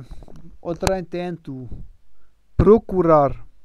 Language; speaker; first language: Portuguese; non-native, learner; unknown